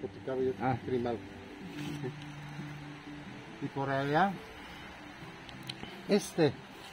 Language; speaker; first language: Spanish; non-native, fluent; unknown